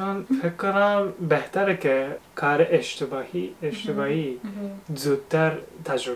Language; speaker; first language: Persian; non-native, fluent; Japanese